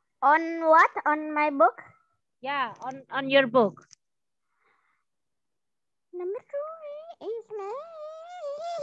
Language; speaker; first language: English; non-native, learner; Indonesian